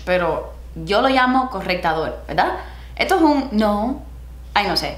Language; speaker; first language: Spanish; early bilingual, heritage; Spanish